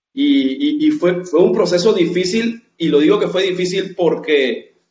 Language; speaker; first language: Spanish; native; Spanish